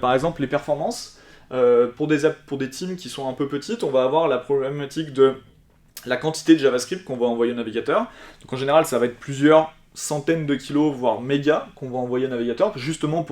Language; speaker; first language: French; native; French